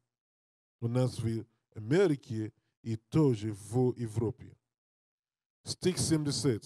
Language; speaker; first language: Russian; non-native, learner; English